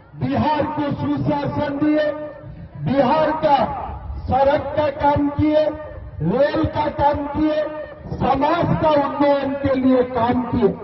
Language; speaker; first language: Hindi; non-native, local second language; Assamese